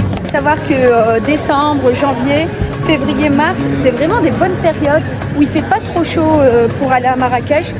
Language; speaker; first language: French; native; French